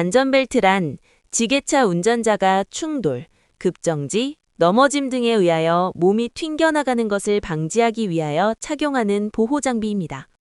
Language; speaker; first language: Korean; non-native, learner; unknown